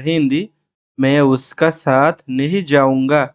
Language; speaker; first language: Hindi; non-native, learner; Bangla